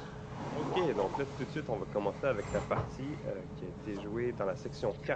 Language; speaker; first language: French; native; French